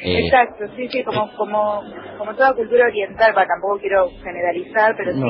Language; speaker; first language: Spanish; early bilingual, other home language; Korean